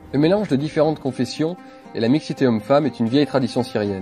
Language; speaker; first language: French; native; French